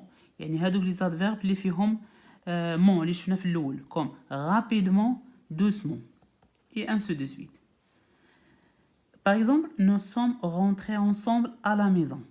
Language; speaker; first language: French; non-native, local second language; Arabic